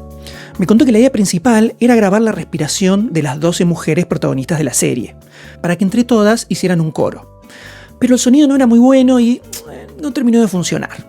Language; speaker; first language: Spanish; native; Spanish